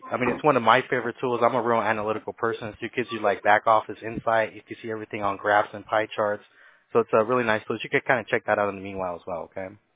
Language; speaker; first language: English; early bilingual, other home language; Spanish